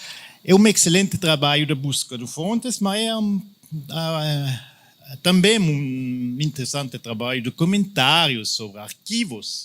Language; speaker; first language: Portuguese; non-native, fluent; Italian